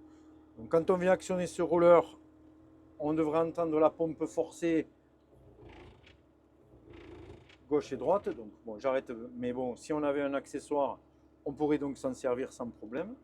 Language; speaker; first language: French; native; French